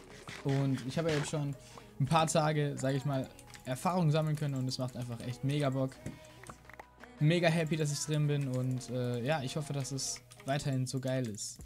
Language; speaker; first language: German; native; German